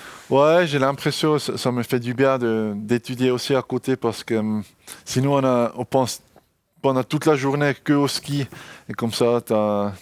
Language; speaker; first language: French; non-native, local second language; German